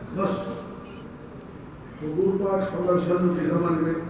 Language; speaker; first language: Urdu; non-native, learner; Arabic